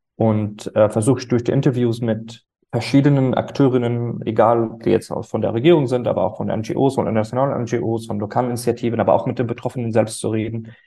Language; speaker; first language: German; non-native, fluent; Arabic